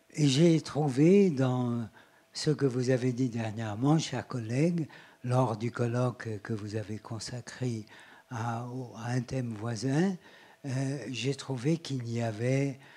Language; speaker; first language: French; native; French